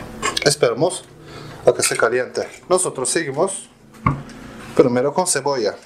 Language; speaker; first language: Spanish; non-native, learner; Turkish